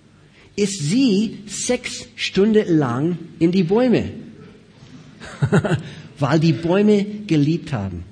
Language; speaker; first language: German; non-native, fluent; English